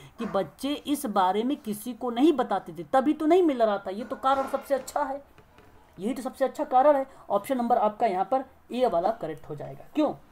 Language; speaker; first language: Hindi; native; Hindi